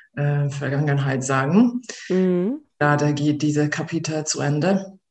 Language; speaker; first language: German; non-native, fluent; Hungarian